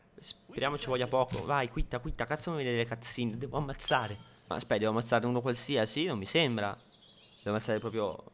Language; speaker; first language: Italian; native; Italian